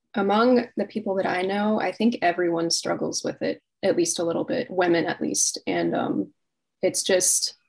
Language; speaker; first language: English; native; English